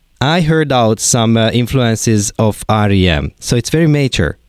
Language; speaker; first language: English; non-native, fluent; Hungarian